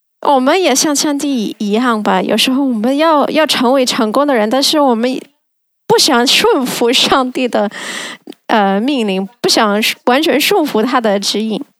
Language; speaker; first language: Chinese; non-native, fluent; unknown